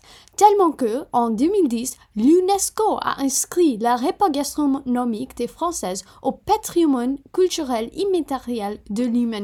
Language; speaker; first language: French; non-native, fluent; Punjabi